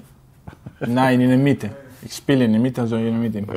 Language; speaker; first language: German; non-native, learner; Greek